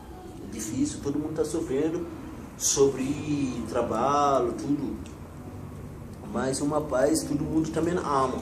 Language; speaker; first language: Portuguese; non-native, learner; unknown